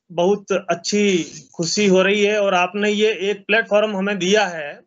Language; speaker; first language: Hindi; native; Hindi